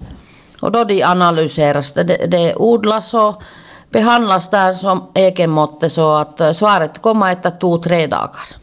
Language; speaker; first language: Swedish; non-native, local second language; Finnish